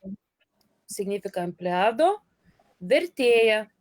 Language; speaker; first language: Spanish; non-native, fluent; Lithuanian